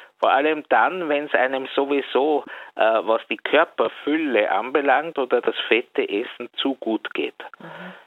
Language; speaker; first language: German; native; German